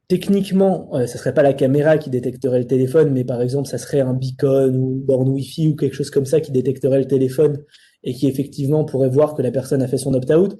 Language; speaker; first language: French; native; French